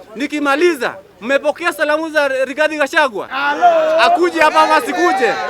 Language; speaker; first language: Swahili; non-native, local second language; Luo (Kenya and Tanzania)